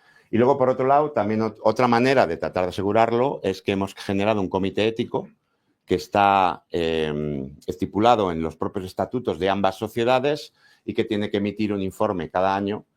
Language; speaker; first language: Spanish; native; Spanish